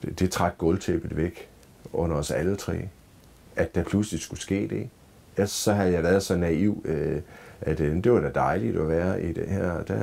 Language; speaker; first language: Danish; native; Danish